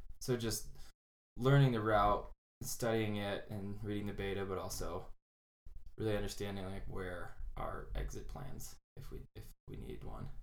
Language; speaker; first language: English; native; English